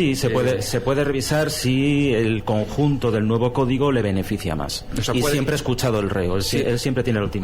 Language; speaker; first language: Spanish; native; Spanish